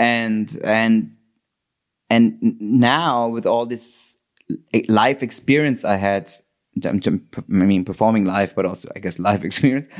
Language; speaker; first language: English; non-native, fluent; German